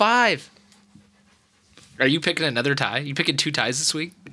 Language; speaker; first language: English; native; English